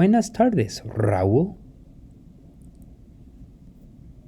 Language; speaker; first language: Spanish; non-native, fluent; English